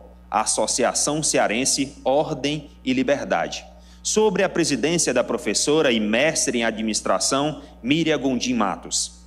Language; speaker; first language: Portuguese; native; Portuguese